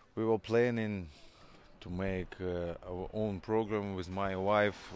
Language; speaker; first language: English; non-native, fluent; Norwegian